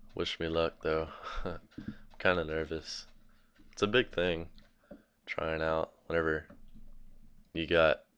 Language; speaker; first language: English; native; English